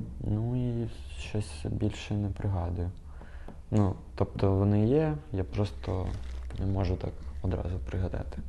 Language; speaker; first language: Ukrainian; non-native, local second language; Russian